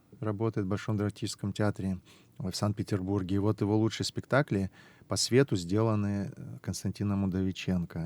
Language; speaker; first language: Russian; non-native, local second language; Abkhazian